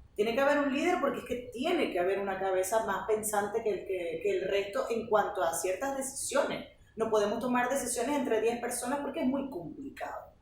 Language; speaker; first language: Spanish; native; Spanish